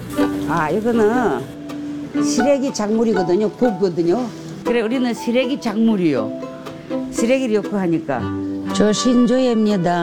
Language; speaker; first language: Korean; non-native, fluent; Russian